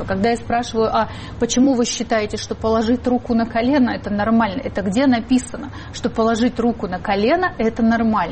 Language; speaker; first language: Russian; native; Russian